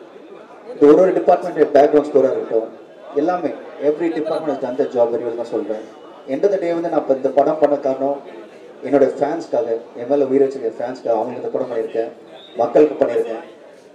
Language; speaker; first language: Tamil; native; Tamil